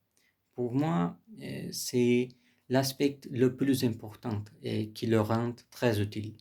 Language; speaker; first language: French; non-native, learner; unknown